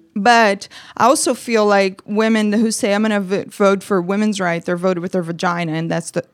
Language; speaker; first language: English; non-native, fluent; Portuguese